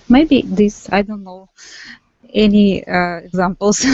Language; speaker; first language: English; non-native, learner; Russian